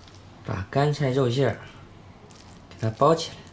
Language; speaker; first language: Chinese; native; Chinese